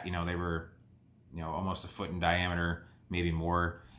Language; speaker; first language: English; native; English